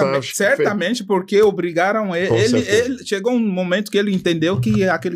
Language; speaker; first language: Portuguese; non-native, fluent; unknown